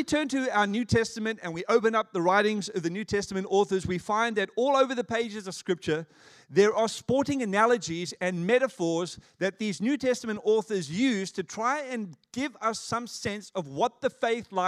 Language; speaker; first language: English; native; English